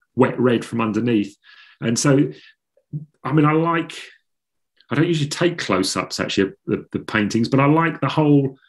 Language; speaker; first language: English; native; English